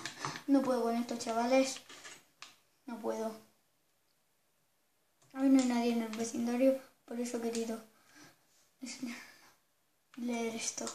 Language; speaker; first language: Spanish; native; Spanish